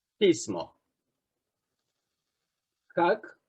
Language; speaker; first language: Russian; non-native, fluent; Turkish